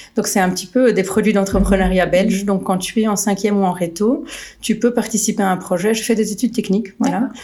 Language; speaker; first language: French; early bilingual, other home language; Portuguese